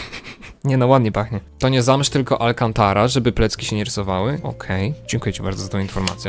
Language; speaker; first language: Polish; native; Polish